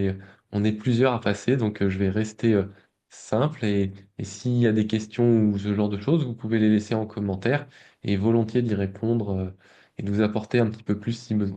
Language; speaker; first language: French; native; French